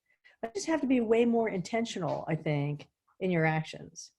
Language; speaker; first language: English; native; English